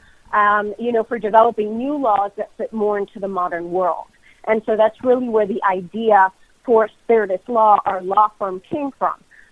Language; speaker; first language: English; native; English